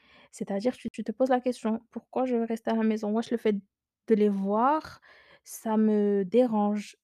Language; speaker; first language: French; non-native, local second language; Arabic